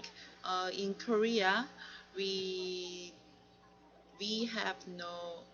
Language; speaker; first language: English; non-native, learner; Korean